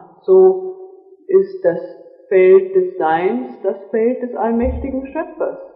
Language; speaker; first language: German; native; German